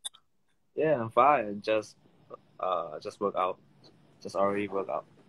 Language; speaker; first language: English; non-native, learner; Thai